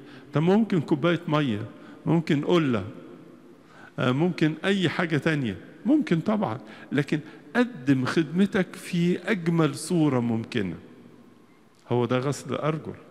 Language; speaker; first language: Arabic; native; Arabic